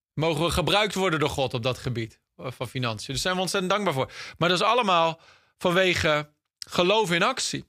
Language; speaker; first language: Dutch; non-native, fluent; English